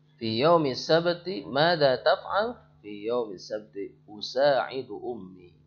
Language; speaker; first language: Arabic; non-native, fluent; Indonesian